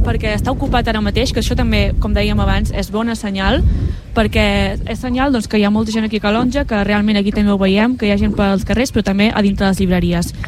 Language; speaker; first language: Catalan; native; Catalan